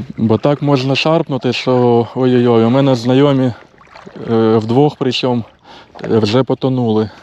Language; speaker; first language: Ukrainian; non-native, local second language; Russian